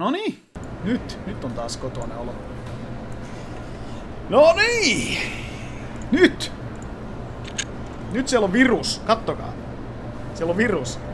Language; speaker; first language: Finnish; native; Finnish